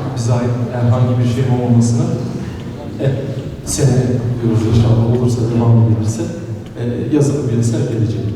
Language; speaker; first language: Turkish; non-native, local second language; Romany